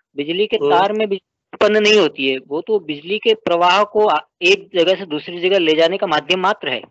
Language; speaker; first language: Hindi; native; Hindi